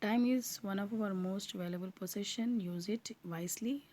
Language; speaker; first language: English; non-native, local second language; Urdu